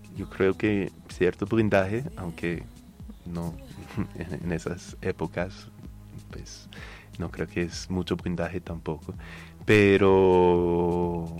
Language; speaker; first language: Spanish; non-native, fluent; English